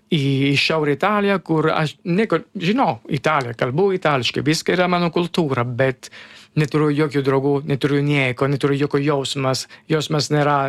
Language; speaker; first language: Lithuanian; non-native, learner; Italian